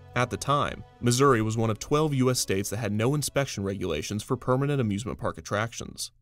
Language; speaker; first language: English; native; English